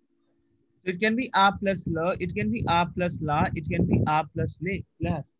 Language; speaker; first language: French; non-native, fluent; Hindi